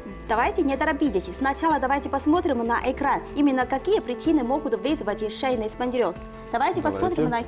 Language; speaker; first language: Russian; non-native, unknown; Chinese